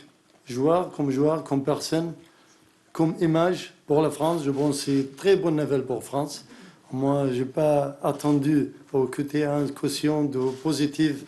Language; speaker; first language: French; non-native, learner; Arabic